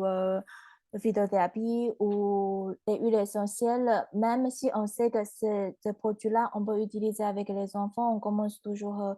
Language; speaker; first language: French; non-native, fluent; Chinese